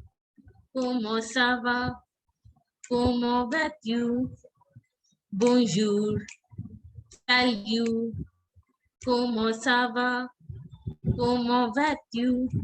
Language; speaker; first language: French; non-native, fluent; Hindi